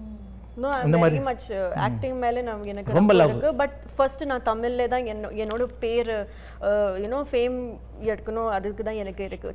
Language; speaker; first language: Tamil; non-native, learner; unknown